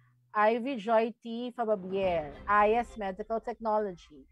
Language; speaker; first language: English; non-native, local second language; Filipino